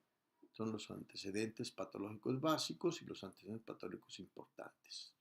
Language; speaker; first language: Spanish; native; Spanish